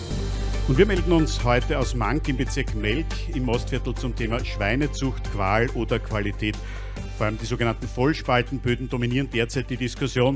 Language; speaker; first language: German; native; German